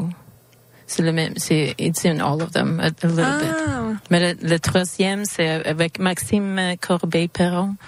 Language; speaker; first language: French; non-native, learner; Swedish